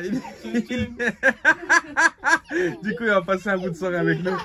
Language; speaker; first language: French; native; French